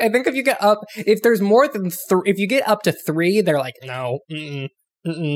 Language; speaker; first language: English; native; English